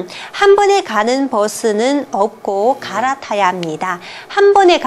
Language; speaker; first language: Korean; non-native, fluent; Chinese